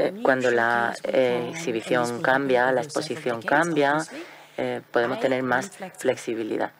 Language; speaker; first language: Spanish; non-native, fluent; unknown